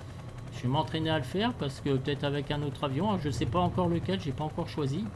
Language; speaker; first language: French; native; French